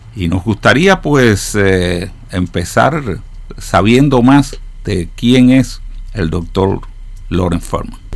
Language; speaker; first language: Spanish; native; Spanish